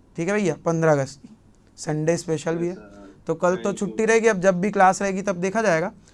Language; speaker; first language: Hindi; native; Hindi